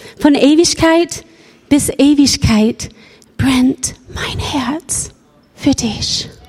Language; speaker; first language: German; non-native, fluent; English